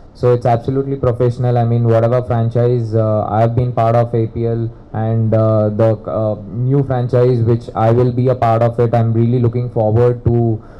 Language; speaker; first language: English; non-native, local second language; Telugu